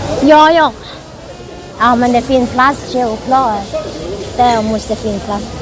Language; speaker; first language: Swedish; non-native, learner; Thai